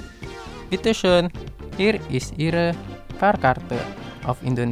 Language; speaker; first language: German; non-native, fluent; Indonesian